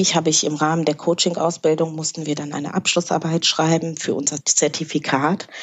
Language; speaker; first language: German; early bilingual, other home language; Kinyarwanda